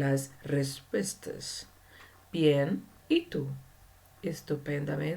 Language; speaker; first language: Spanish; non-native, learner; Portuguese